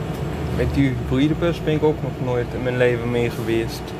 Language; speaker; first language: German; non-native, learner; Dutch